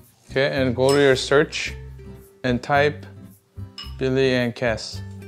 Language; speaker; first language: English; non-native, fluent; Korean